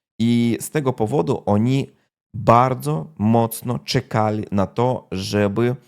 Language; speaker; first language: Polish; non-native, fluent; Russian